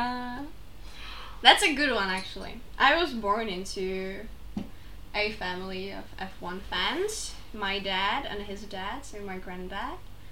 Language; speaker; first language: English; non-native, fluent; Czech